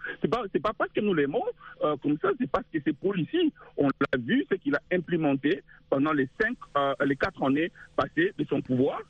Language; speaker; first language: French; non-native, local second language; Lingala